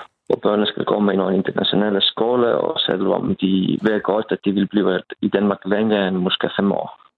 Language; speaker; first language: Danish; non-native, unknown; Estonian